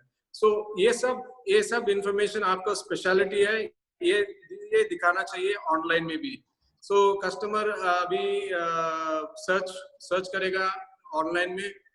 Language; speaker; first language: Hindi; non-native, local second language; Tamil